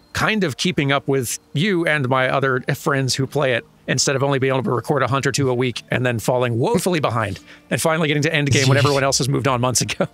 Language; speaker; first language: English; native; English